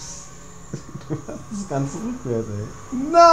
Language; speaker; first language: German; native; German